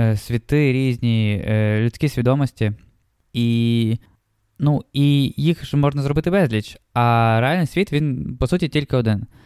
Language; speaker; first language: Ukrainian; non-native, local second language; Russian